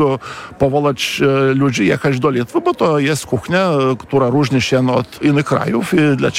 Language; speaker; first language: Polish; non-native, fluent; Lithuanian